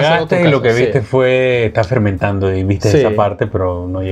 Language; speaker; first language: Spanish; native; Spanish